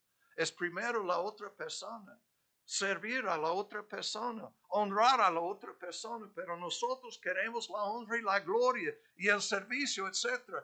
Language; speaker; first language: Spanish; non-native, fluent; English